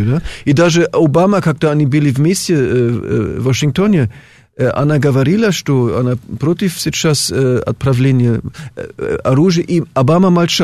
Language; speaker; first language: Russian; non-native, fluent; German